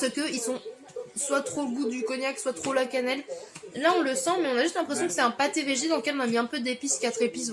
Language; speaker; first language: French; native; French